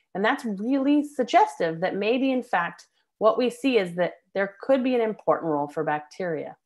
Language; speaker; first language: English; native; English